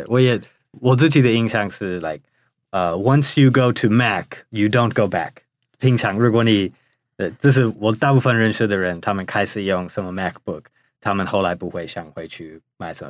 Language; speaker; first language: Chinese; non-native, fluent; English